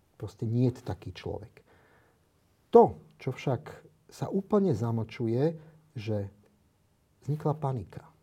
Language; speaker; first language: Slovak; native; Slovak